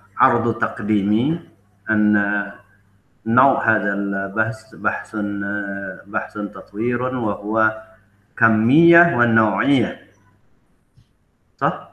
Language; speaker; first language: Arabic; non-native, fluent; Indonesian